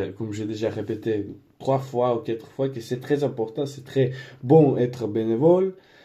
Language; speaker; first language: French; non-native, learner; Spanish